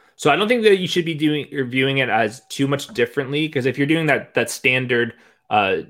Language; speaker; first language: English; native; English